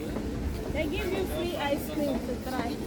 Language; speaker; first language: English; non-native, local second language; Igbo